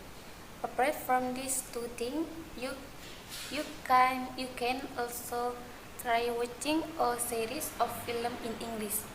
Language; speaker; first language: English; non-native, learner; Indonesian